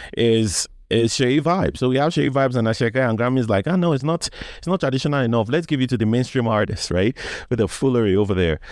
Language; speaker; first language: English; non-native, local second language; Yoruba